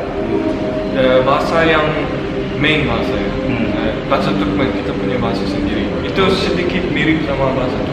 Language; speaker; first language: Indonesian; non-native, fluent; Turkmen